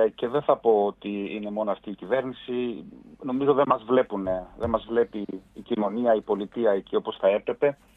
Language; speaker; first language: Greek; early bilingual, heritage; Greek